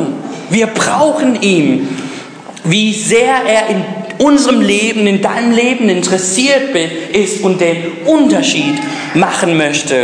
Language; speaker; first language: German; early bilingual, other home language; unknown